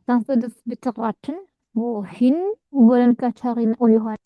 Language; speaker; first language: German; non-native, fluent; Indonesian